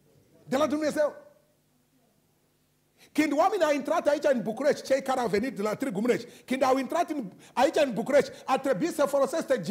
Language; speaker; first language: Romanian; non-native, learner; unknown